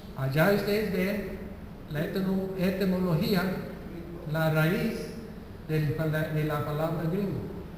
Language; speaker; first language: Spanish; non-native, fluent; English